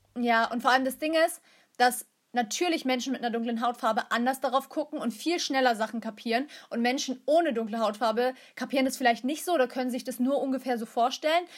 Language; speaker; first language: German; early bilingual, other home language; Turkish